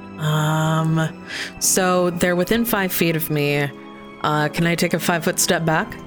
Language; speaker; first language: English; native; English